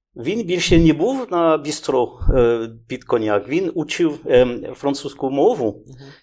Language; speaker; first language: Ukrainian; non-native, learner; French